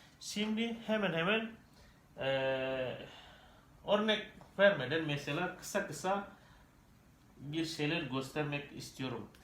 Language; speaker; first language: Turkish; non-native, learner; Indonesian